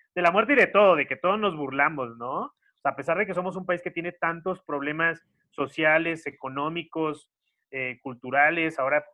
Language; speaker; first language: Spanish; native; Spanish